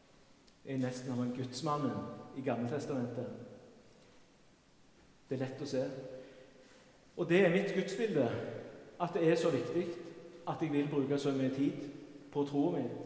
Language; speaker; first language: Norwegian; native; Norwegian